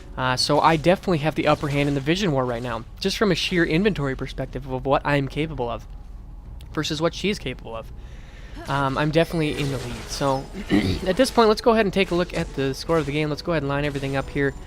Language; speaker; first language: English; native; English